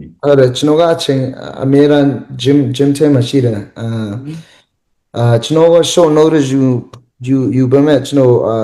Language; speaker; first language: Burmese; early bilingual, heritage; Burmese